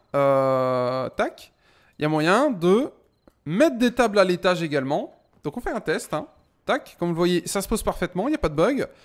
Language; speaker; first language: French; native; French